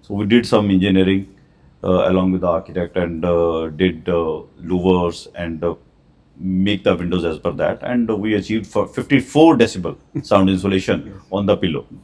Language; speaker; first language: English; non-native, local second language; Hindi